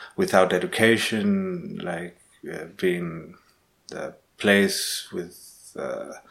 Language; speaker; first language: English; non-native, learner; Spanish